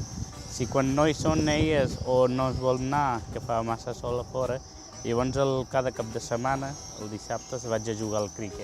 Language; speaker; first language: Catalan; non-native, learner; Punjabi